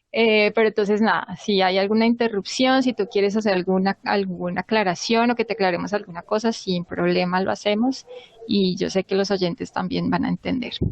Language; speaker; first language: Spanish; native; Spanish